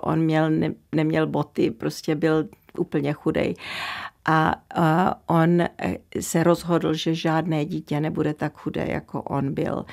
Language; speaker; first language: Czech; early bilingual, heritage; Czech